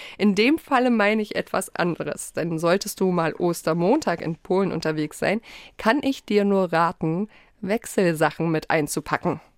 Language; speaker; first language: German; early bilingual, other home language; Polish